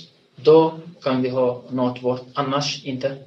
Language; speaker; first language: Swedish; non-native, fluent; Tigrinya